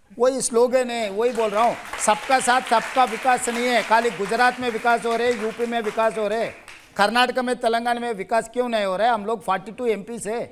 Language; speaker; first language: Hindi; non-native, local second language; Telugu